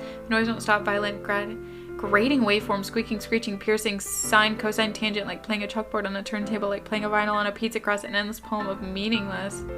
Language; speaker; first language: English; native; English